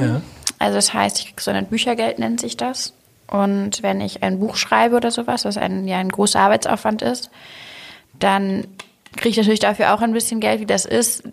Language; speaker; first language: German; native; German